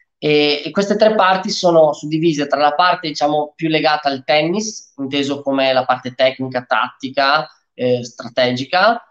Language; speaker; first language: Italian; early bilingual, other home language; Romanian